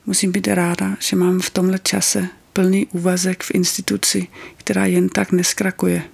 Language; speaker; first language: Czech; non-native, fluent; Danish